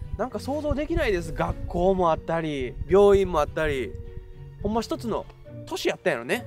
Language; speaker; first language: Japanese; native; Japanese